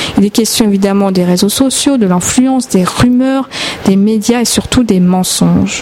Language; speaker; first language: French; native; French